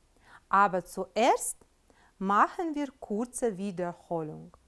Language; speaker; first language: German; non-native, fluent; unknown